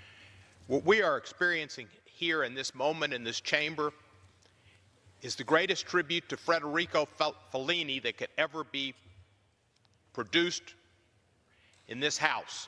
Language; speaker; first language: English; native; English